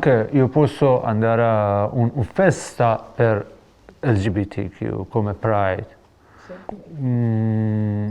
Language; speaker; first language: Italian; non-native, learner; Persian